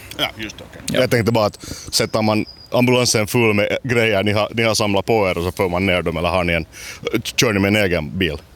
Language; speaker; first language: Swedish; native; Swedish